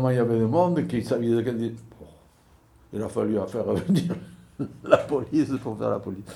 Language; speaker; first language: French; native; French